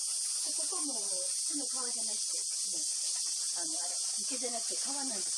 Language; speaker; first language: Japanese; native; Japanese